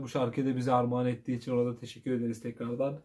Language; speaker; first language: Turkish; native; Turkish